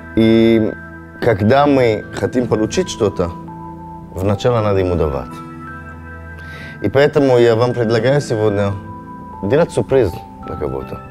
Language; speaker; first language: Russian; non-native, fluent; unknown